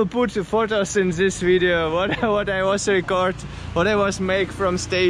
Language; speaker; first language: English; non-native, learner; Russian